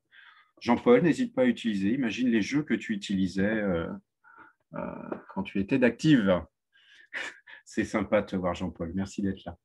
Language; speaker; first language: French; native; French